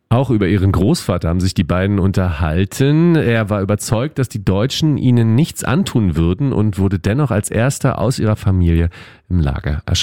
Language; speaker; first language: German; native; German